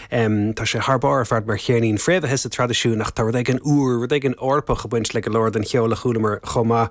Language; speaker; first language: Irish; native; Irish